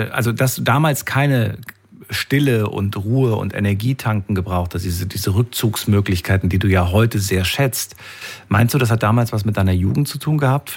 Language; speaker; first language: German; native; German